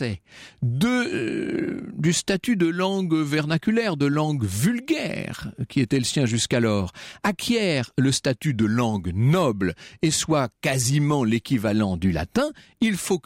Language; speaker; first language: French; native; French